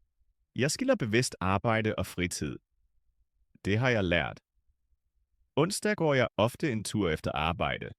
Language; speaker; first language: Danish; non-native, fluent; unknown